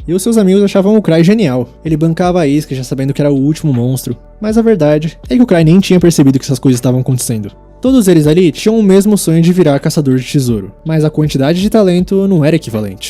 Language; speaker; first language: Portuguese; native; Portuguese